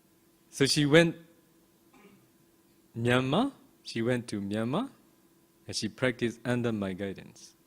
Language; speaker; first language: English; non-native, fluent; Burmese